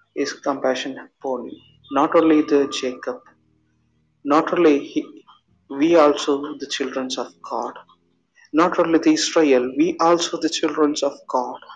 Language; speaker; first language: English; non-native, local second language; Malayalam